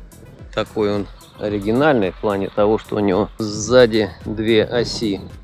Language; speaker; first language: Russian; native; Russian